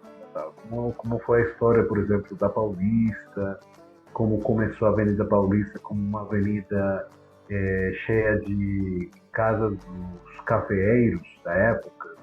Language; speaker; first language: Portuguese; non-native, fluent; Spanish